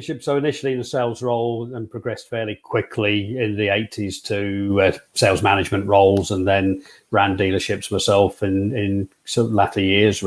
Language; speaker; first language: English; native; English